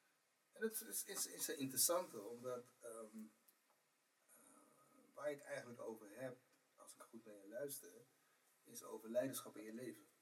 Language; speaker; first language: Dutch; native; Dutch